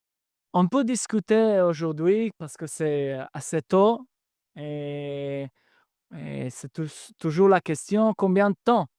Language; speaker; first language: French; non-native, fluent; Hebrew